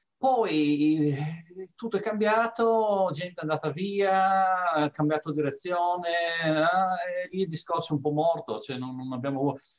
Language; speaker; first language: Italian; native; Italian